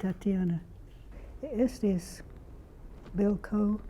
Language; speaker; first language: Spanish; non-native, fluent; English